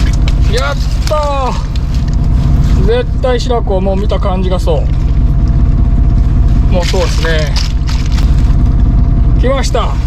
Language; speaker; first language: Japanese; native; Japanese